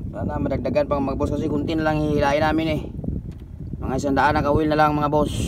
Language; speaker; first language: Filipino; non-native, local second language; Cebuano